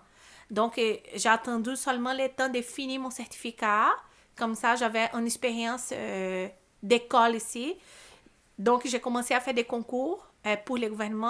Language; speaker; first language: French; non-native, learner; Portuguese